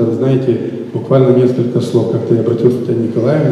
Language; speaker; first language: Russian; native; Russian